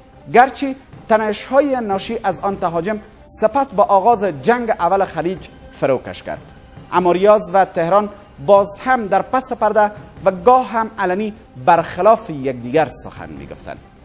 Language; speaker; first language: Persian; native; Persian